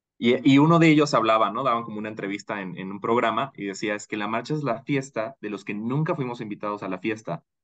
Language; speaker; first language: Spanish; native; Spanish